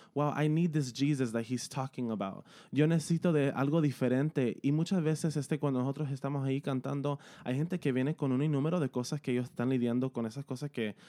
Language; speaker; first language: Spanish; early bilingual, heritage; Spanish